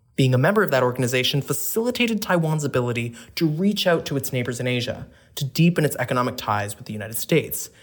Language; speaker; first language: English; native; English